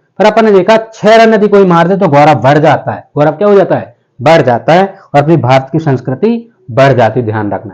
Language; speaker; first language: Hindi; native; Hindi